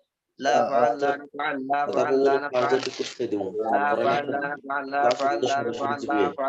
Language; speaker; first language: Arabic; non-native, learner; Bangla